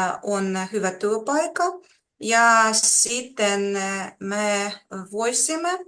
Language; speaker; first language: Finnish; non-native, learner; Russian